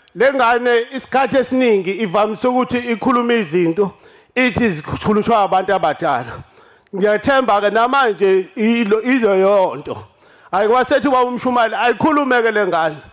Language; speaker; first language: Zulu; native; Zulu